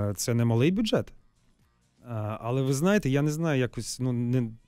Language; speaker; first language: Ukrainian; native; Ukrainian